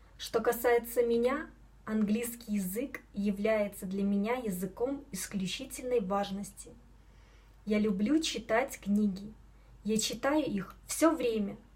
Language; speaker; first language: Russian; non-native, local second language; Belarusian